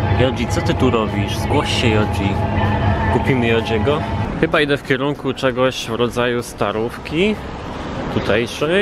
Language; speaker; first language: Polish; native; Polish